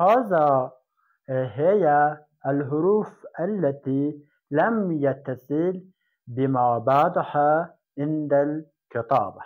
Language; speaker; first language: Arabic; non-native, fluent; Persian